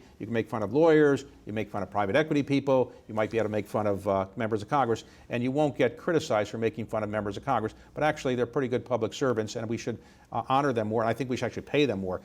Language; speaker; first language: English; native; English